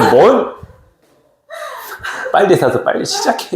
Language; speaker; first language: Korean; native; Korean